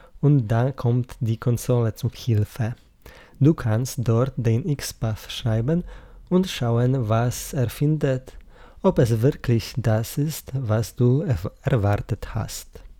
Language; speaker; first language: German; non-native, learner; Polish